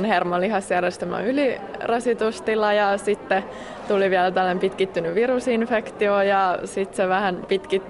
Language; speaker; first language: Finnish; native; Finnish